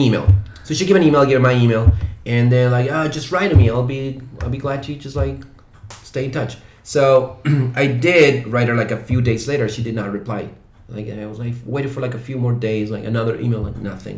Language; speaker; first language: English; non-native, fluent; Spanish